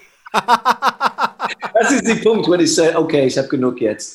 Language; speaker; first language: German; non-native, learner; English